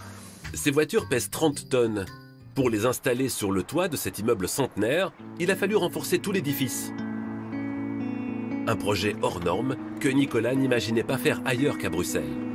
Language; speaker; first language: French; native; French